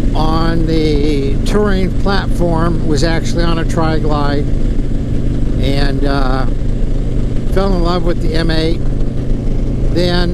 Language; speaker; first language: English; native; English